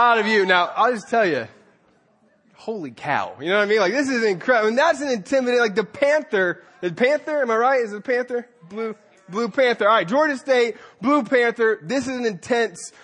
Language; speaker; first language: English; native; English